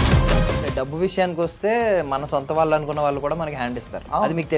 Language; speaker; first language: Telugu; native; Telugu